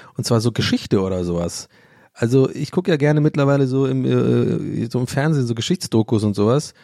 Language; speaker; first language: German; early bilingual, other home language; English